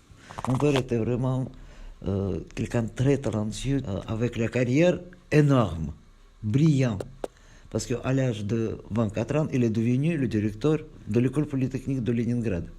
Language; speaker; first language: French; non-native, fluent; Russian